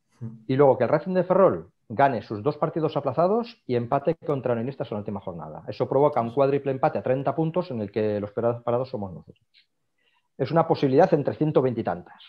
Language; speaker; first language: Spanish; native; Spanish